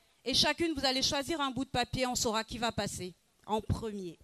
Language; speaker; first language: French; non-native, local second language; Wolof